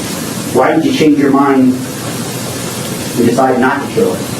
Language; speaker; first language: English; native; English